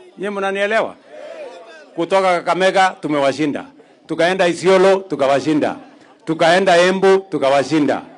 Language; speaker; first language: Swahili; non-native, local second language; Kalenjin